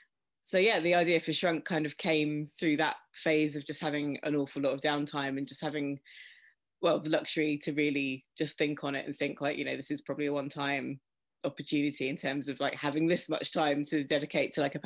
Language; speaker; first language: English; native; English